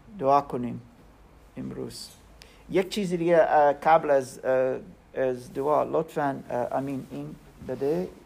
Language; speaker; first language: Persian; non-native, learner; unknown